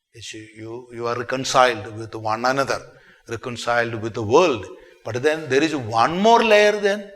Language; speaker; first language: English; non-native, local second language; Malayalam